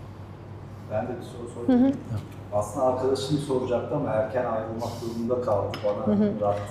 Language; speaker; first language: Turkish; native; Turkish